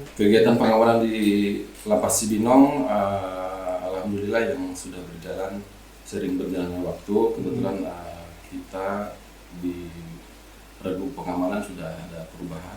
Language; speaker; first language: Indonesian; non-native, local second language; Sundanese